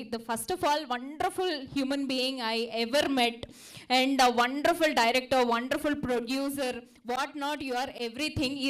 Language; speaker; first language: Telugu; native; Telugu